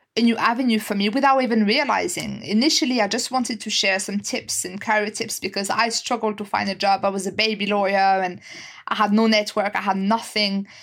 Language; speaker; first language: English; non-native, fluent; French